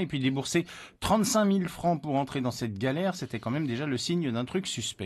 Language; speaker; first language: French; native; French